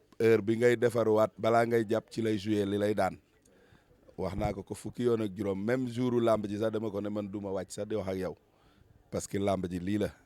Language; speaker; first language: Wolof; native; Wolof